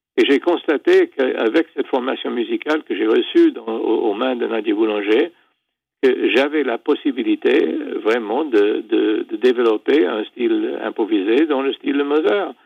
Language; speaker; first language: French; non-native, fluent; English